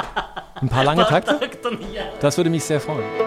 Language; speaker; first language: German; native; German